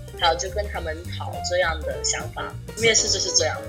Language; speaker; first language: Chinese; non-native, fluent; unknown